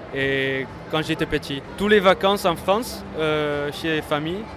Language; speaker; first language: French; non-native, fluent; Dutch